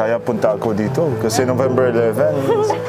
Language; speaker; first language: Filipino; non-native, learner; Arabic